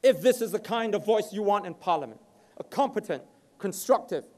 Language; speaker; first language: English; native; English